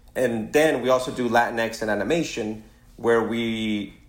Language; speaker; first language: English; early bilingual, other home language; Spanish